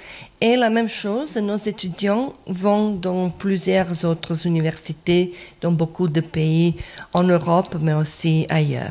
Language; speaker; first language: French; non-native, fluent; Croatian